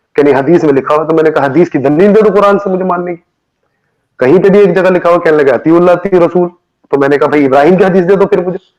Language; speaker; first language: Hindi; native; Hindi